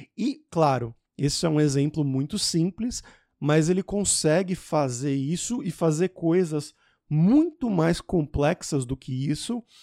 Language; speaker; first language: Portuguese; native; Portuguese